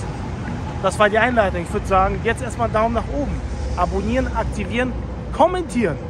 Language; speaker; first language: German; native; German